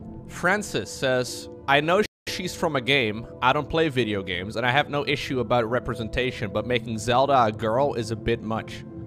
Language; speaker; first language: English; native; English